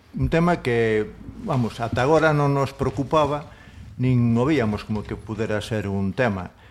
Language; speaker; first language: Galician; non-native, local second language; Spanish